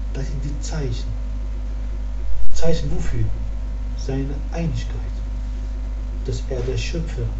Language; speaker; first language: German; non-native, learner; Arabic